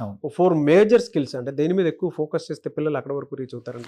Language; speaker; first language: Telugu; native; Telugu